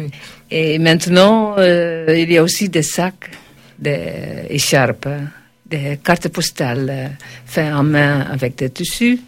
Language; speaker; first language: French; non-native, learner; Dutch